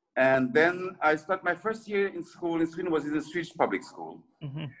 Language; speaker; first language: English; early bilingual, other home language; French